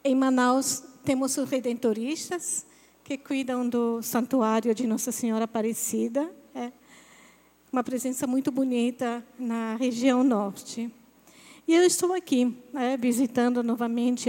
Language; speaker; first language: Portuguese; non-native, fluent; Italian